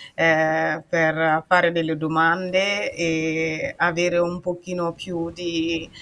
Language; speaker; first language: Italian; non-native, fluent; Mossi